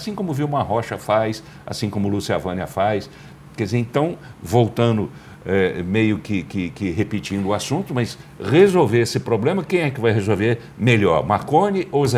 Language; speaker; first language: Portuguese; native; Portuguese